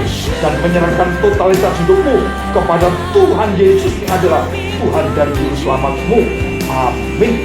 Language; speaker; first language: Indonesian; native; Indonesian